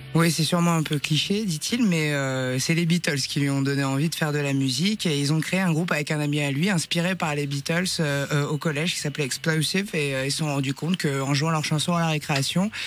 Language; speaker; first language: French; native; French